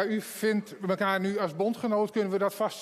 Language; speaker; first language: Dutch; non-native, local second language; Western Frisian